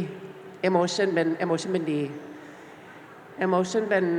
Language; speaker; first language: Thai; non-native, learner; Norwegian